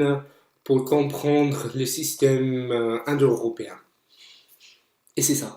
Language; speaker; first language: French; non-native, fluent; English